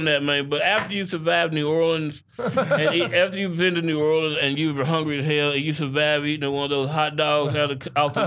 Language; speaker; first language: English; native; English